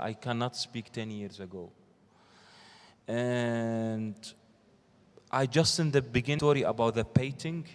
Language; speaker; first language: English; non-native, learner; Arabic